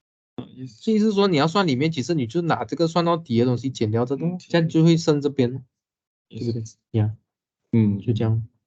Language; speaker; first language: Chinese; native; Chinese